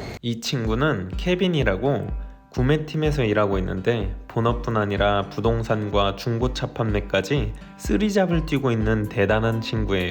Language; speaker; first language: Korean; native; Korean